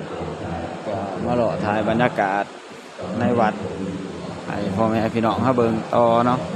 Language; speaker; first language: Thai; non-native, local second language; Northeastern Thai